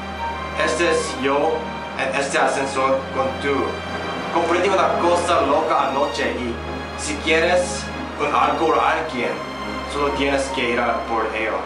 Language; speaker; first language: Spanish; non-native, learner; English